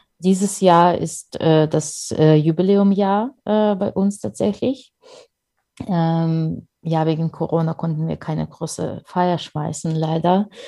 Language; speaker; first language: German; non-native, fluent; Russian